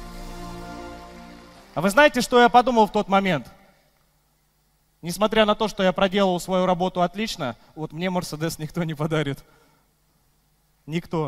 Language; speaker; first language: Russian; native; Russian